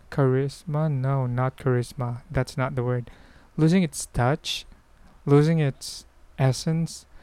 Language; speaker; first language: English; non-native, local second language; Filipino